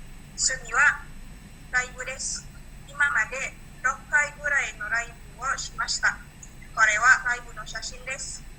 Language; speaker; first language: Japanese; non-native, learner; Indonesian